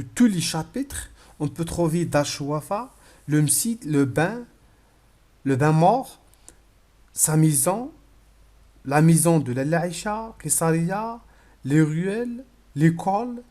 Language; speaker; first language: French; non-native, local second language; Arabic